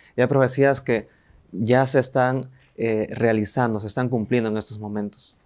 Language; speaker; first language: Spanish; native; Spanish